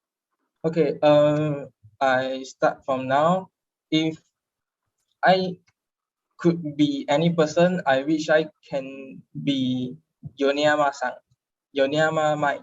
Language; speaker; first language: English; non-native, learner; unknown